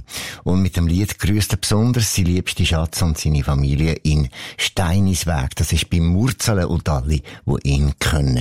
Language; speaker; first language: German; native; German